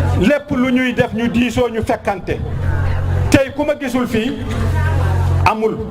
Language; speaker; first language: Wolof; non-native, local second language; Fula